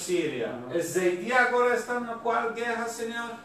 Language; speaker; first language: Portuguese; non-native, learner; Persian